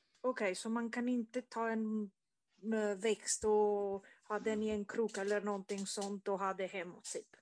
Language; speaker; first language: Swedish; non-native, fluent; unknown